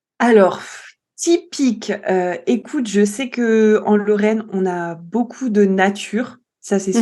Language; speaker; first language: French; native; French